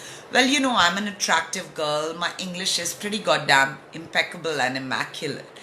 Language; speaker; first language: English; non-native, local second language; Hindi